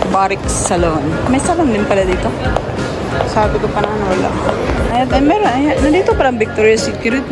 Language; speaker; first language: Filipino; non-native, local second language; Cebuano